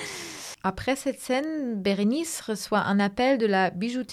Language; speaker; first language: French; non-native, fluent; German